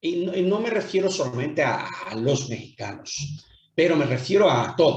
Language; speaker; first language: Spanish; non-native, fluent; Portuguese